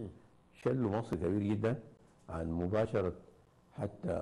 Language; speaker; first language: Arabic; native; Arabic